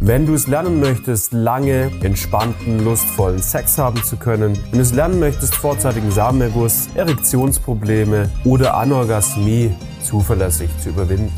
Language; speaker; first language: German; native; German